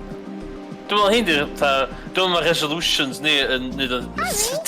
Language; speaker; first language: Welsh; native; Welsh